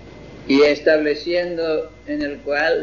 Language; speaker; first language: Spanish; non-native, fluent; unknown